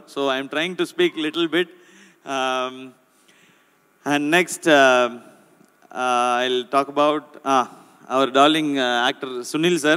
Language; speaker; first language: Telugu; non-native, learner; Tamil